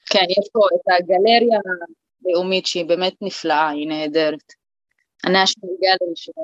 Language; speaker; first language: Hebrew; non-native, local second language; Arabic